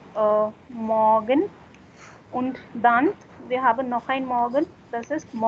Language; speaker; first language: German; non-native, fluent; Hindi